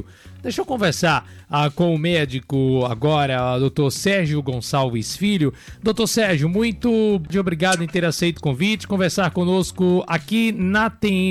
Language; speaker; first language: Portuguese; native; Portuguese